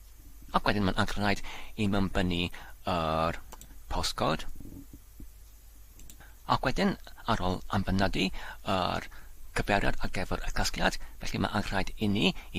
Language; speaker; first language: Welsh; non-native, learner; English